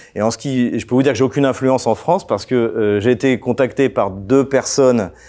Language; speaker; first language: French; native; French